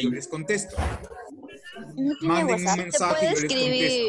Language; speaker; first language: Spanish; native; Spanish